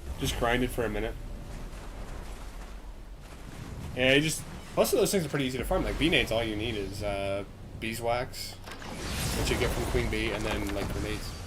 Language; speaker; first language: English; native; English